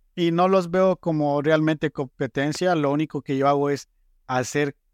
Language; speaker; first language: Spanish; native; Spanish